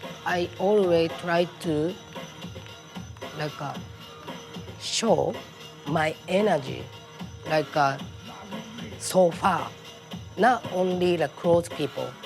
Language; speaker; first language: English; non-native, learner; Japanese